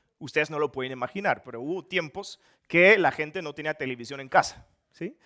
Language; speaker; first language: Spanish; non-native, fluent; Dutch